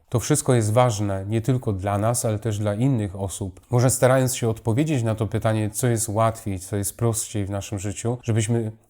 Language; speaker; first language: Polish; native; Polish